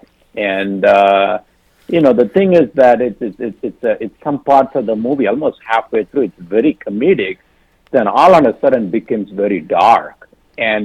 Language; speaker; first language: English; non-native, local second language; Tamil